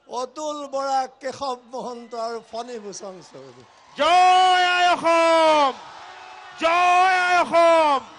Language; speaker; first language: Assamese; native; Assamese